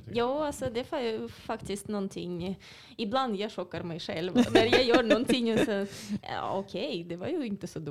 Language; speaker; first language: Swedish; non-native, fluent; Russian